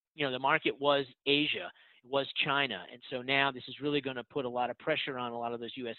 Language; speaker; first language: English; native; English